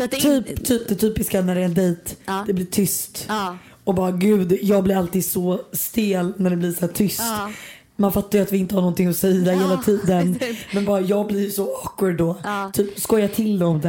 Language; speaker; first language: Swedish; native; Swedish